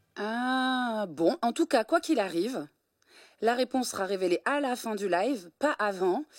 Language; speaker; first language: French; native; French